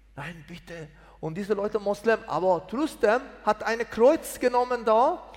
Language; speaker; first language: German; non-native, learner; Persian